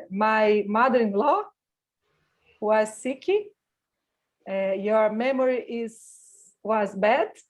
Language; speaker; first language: English; non-native, learner; Portuguese